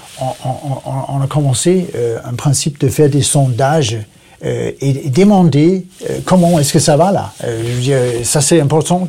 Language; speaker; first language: French; non-native, learner; Danish